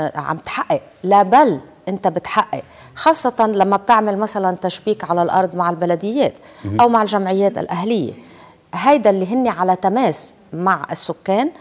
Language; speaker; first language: Arabic; native; Arabic